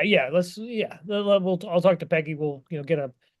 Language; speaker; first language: English; native; English